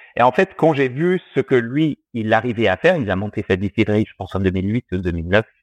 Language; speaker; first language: French; early bilingual, heritage; English